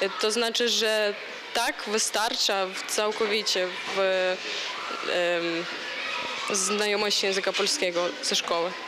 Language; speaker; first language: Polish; early bilingual, heritage; Polish